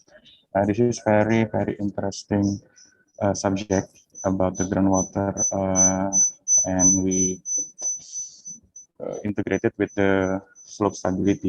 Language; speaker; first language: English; non-native, fluent; Indonesian